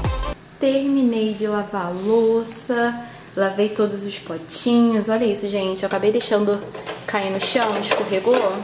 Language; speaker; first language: Portuguese; native; Portuguese